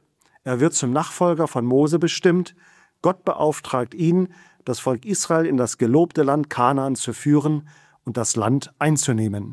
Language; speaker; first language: German; native; German